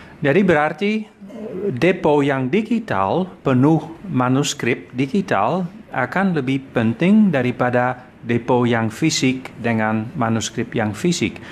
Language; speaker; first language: Indonesian; non-native, fluent; Dutch